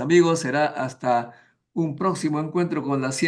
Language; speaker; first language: Spanish; native; Spanish